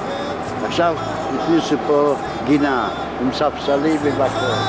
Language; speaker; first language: Hebrew; non-native, fluent; Yiddish